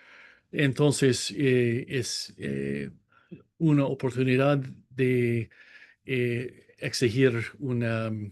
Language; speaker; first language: Spanish; non-native, fluent; English